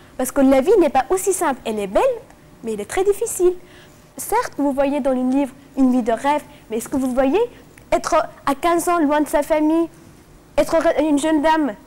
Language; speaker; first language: French; non-native, fluent; Persian